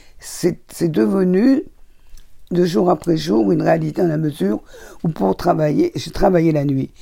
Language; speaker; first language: French; native; French